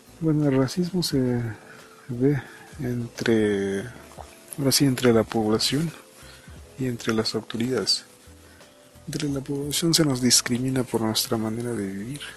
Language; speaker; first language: Spanish; non-native, local second language; Tzotzil